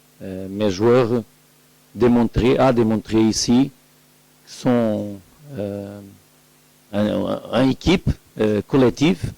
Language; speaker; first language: French; non-native, learner; Portuguese